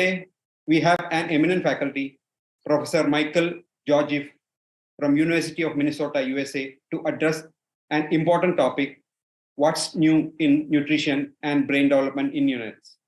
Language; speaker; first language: English; non-native, local second language; Malayalam